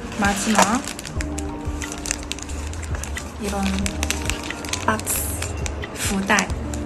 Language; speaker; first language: Korean; non-native, learner; Chinese